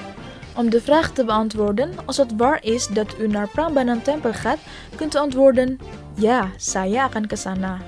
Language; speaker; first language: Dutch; non-native, fluent; Indonesian